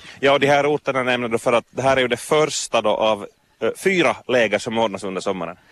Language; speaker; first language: Swedish; native; Swedish